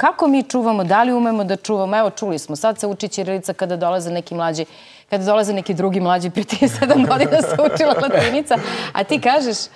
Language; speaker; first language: Serbian; native; Serbian